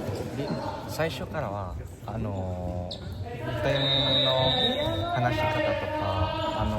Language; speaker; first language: Japanese; non-native, learner; Indonesian